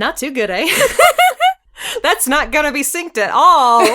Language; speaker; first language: English; native; English